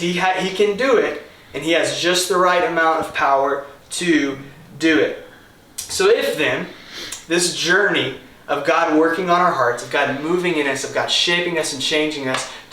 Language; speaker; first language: English; native; English